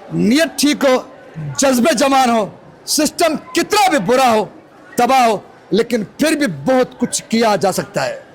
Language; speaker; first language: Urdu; non-native, local second language; Sindhi